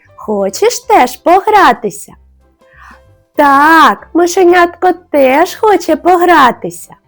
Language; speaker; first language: Ukrainian; native; Ukrainian